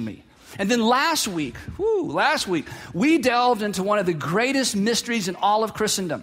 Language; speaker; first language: English; native; English